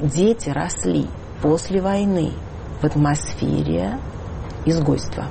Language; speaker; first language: Russian; native; Russian